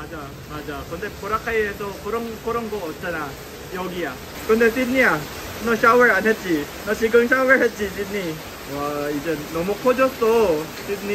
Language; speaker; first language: Korean; non-native, fluent; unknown